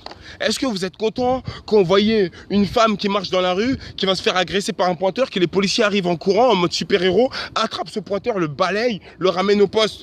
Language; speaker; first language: French; native; French